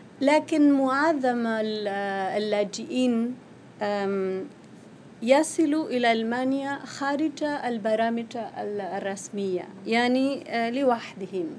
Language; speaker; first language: Arabic; non-native, fluent; Spanish